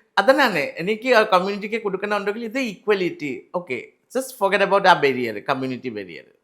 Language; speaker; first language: Malayalam; non-native, learner; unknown